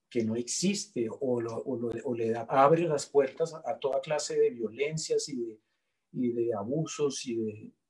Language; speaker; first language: Spanish; native; Spanish